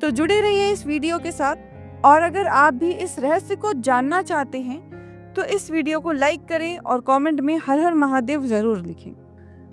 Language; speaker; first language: Hindi; native; Hindi